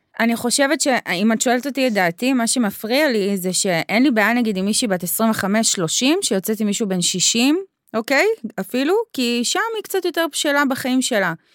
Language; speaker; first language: Hebrew; early bilingual, other home language; Russian